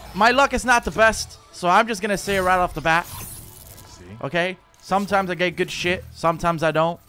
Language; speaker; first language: English; native; English